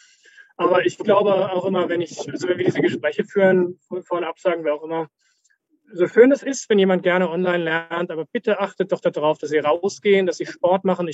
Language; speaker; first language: German; native; German